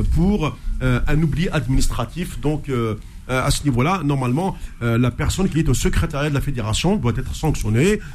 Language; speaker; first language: French; non-native, local second language; Arabic